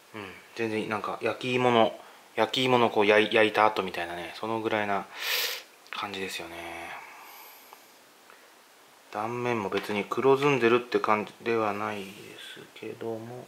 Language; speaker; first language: Japanese; native; Japanese